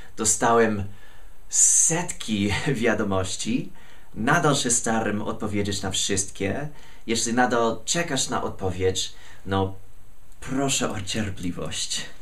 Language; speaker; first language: Polish; non-native, fluent; English